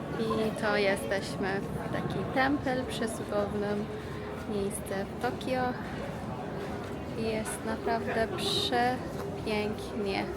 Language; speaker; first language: Polish; non-native, learner; Persian